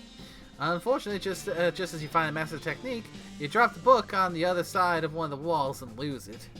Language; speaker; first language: English; native; English